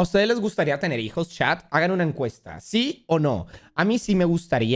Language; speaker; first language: Spanish; native; Spanish